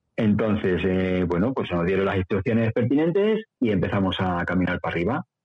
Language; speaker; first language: Spanish; native; Spanish